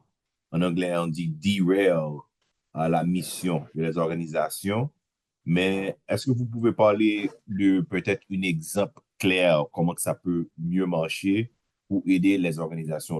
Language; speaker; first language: French; non-native, local second language; Haitian Creole